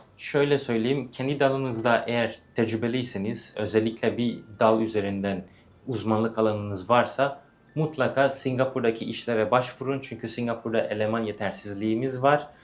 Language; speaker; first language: Turkish; early bilingual, heritage; English